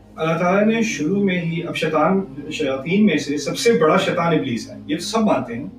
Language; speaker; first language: Urdu; early bilingual, heritage; Urdu